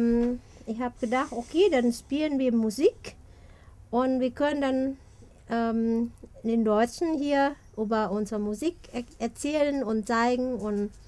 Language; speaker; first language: German; non-native, fluent; Indonesian